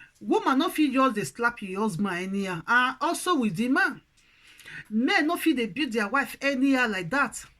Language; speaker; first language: Nigerian Pidgin; non-native, local second language; Bini